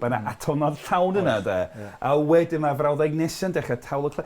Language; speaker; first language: Welsh; non-native, fluent; English